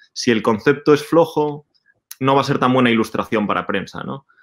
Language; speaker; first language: Spanish; native; Spanish